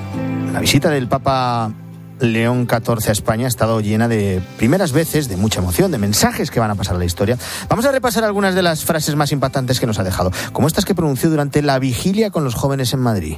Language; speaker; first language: Spanish; native; Spanish